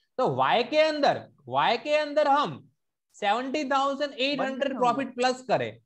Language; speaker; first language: Hindi; non-native, local second language; Gujarati